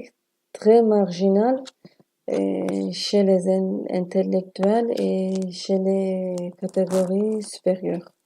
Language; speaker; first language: French; non-native, learner; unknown